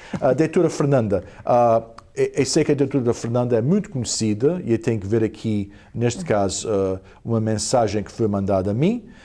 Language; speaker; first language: Portuguese; early bilingual, heritage; Portuguese